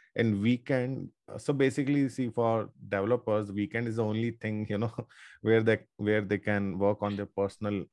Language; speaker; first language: English; non-native, local second language; Hindi